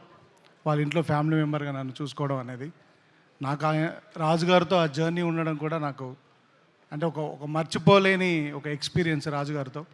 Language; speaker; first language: Telugu; native; Telugu